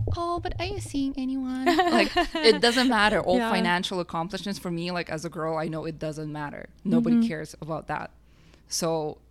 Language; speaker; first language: English; non-native, fluent; Russian